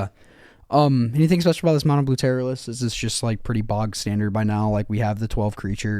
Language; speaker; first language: English; native; English